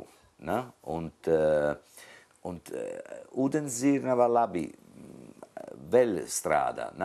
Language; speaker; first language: Latvian; non-native, learner; Italian